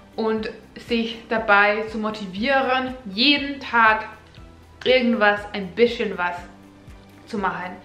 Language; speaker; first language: German; non-native, fluent; Finnish